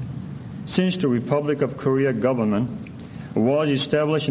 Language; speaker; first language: English; non-native, learner; Korean